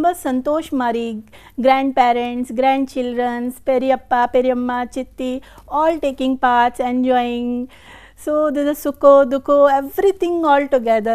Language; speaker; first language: Tamil; non-native, learner; Hindi